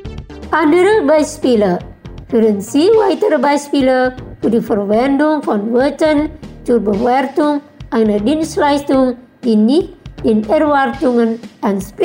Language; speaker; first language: German; non-native, learner; Indonesian